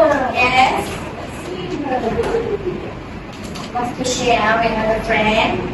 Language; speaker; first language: English; non-native, local second language; Malay